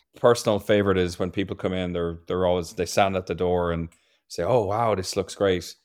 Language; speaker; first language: English; native; English